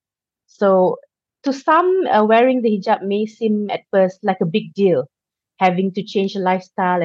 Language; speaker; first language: English; non-native, local second language; Malay